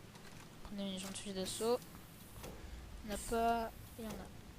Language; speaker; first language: French; native; French